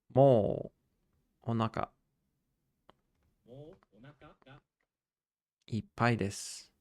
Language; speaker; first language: Japanese; non-native, learner; English